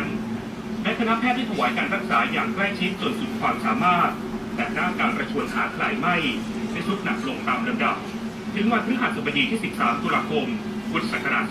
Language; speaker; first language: Thai; native; Thai